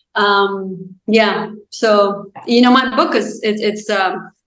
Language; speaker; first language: English; non-native, fluent; Azerbaijani